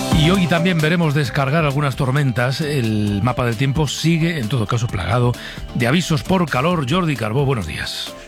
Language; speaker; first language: Spanish; native; Spanish